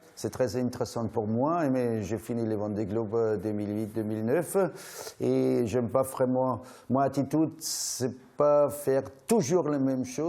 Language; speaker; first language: French; non-native, learner; German